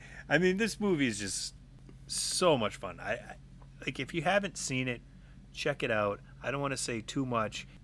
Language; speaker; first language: English; native; English